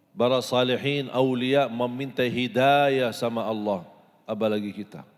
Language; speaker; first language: Malay; non-native, fluent; Arabic